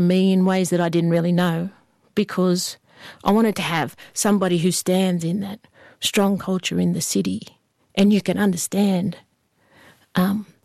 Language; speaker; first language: English; native; English